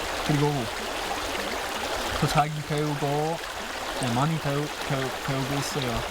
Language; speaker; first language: Korean; non-native, learner; English